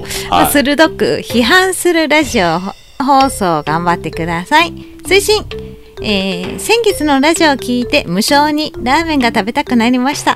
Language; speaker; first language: Japanese; native; Japanese